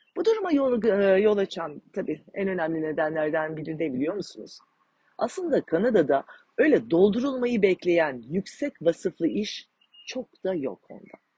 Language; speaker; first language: Turkish; native; Turkish